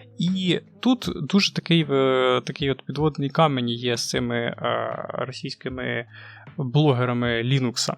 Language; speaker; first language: Ukrainian; non-native, local second language; Russian